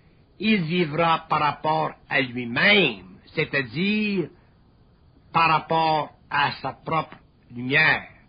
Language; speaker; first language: French; native; French